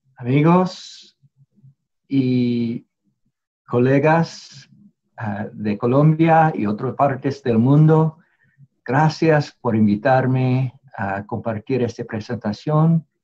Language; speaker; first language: Spanish; non-native, fluent; English